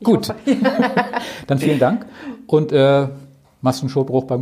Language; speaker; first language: German; native; German